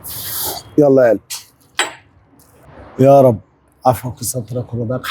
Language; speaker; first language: Arabic; native; Arabic